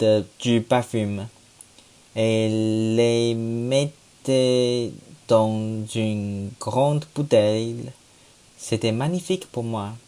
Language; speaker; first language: French; non-native, learner; Chinese